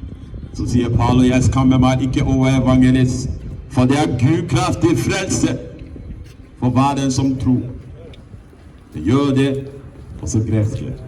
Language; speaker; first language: Norwegian; non-native, fluent; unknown